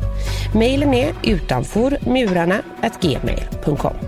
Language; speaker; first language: Swedish; native; Swedish